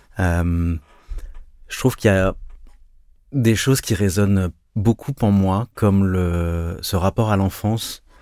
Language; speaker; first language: French; native; French